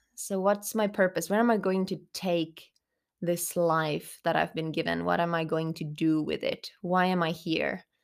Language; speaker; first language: English; non-native, fluent; Finnish